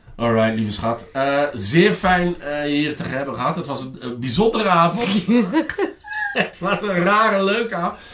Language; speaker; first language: Dutch; native; Dutch